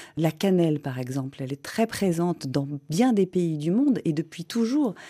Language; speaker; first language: French; native; French